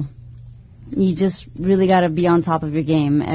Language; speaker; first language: English; native; English